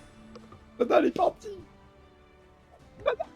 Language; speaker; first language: French; native; French